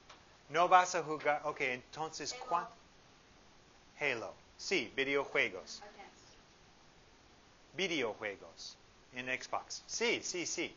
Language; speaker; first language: Spanish; non-native, fluent; English